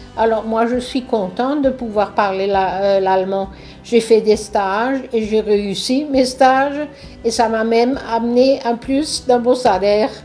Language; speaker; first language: French; non-native, local second language; Swiss German